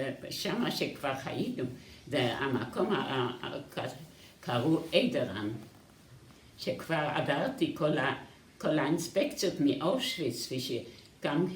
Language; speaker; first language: Hebrew; non-native, fluent; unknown